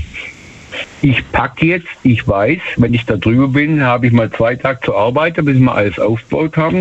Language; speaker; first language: German; native; German